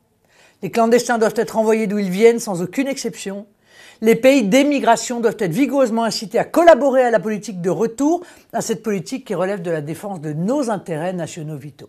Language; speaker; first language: French; native; French